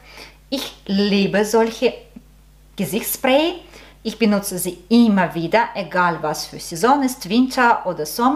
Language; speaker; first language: German; non-native, learner; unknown